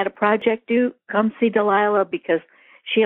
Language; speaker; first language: English; native; English